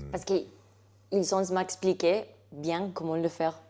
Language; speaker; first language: French; non-native, fluent; Spanish